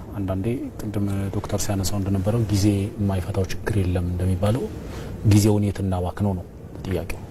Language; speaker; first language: Amharic; non-native, local second language; Oromo